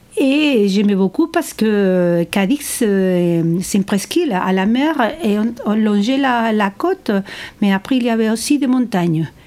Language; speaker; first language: French; non-native, fluent; Spanish